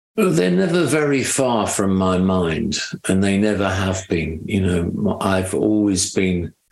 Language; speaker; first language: English; native; English